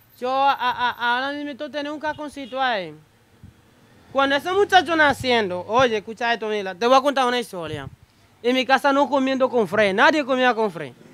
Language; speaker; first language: Spanish; non-native, learner; Haitian Creole